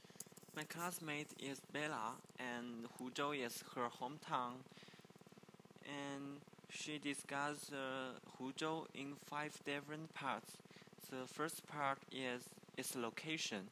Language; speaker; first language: English; non-native, learner; Chinese